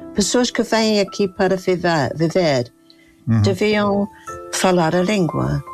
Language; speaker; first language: Portuguese; non-native, fluent; English